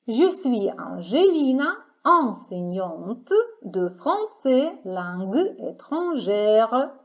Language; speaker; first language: French; non-native, fluent; Ukrainian